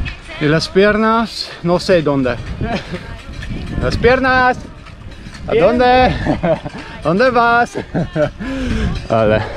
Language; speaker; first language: Spanish; non-native, learner; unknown